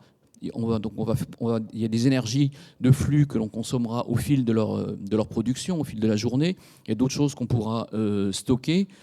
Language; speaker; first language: French; native; French